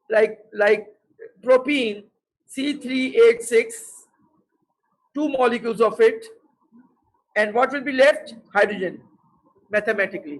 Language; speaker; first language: English; non-native, local second language; Urdu